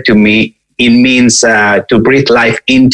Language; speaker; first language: English; non-native, fluent; Spanish